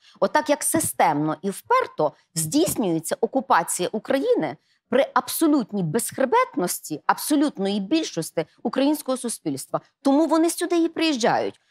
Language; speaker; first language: Ukrainian; native; Ukrainian